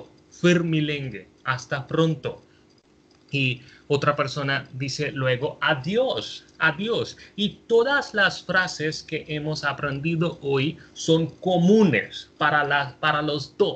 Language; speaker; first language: Spanish; non-native, fluent; Hindi